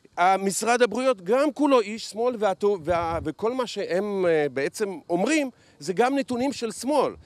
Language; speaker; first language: Hebrew; early bilingual, other home language; Russian